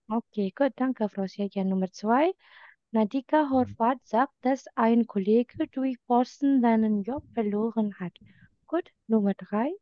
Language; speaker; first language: German; non-native, fluent; Indonesian